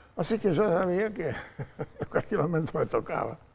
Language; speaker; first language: Spanish; non-native, fluent; Polish